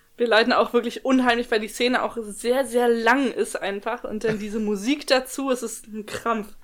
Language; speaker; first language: German; native; German